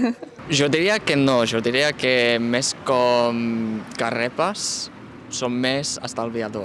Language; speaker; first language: Catalan; non-native, fluent; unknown